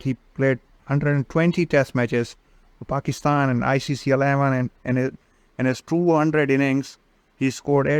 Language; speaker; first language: English; non-native, local second language; Urdu